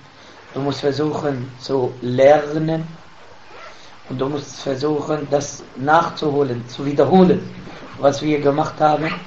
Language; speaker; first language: German; non-native, fluent; Arabic